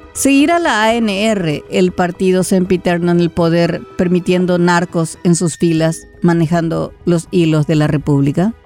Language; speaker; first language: Spanish; native; Spanish